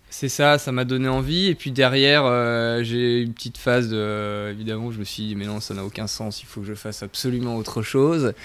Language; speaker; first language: French; native; French